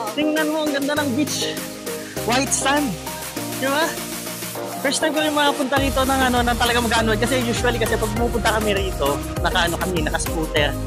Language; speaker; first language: Filipino; native; Filipino